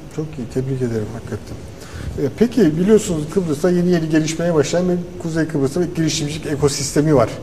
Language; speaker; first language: Turkish; native; Turkish